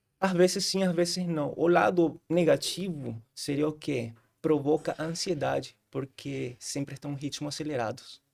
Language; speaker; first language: Portuguese; non-native, fluent; Spanish